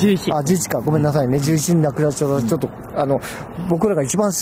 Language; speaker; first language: Japanese; native; Japanese